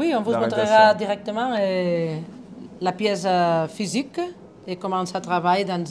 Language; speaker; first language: French; non-native, fluent; Spanish